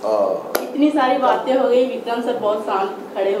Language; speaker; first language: Hindi; native; Hindi